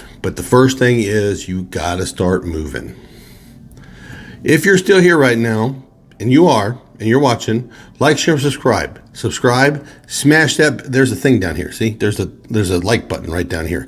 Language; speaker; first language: English; native; English